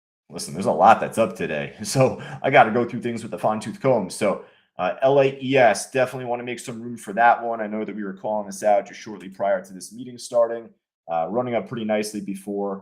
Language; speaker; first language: English; native; English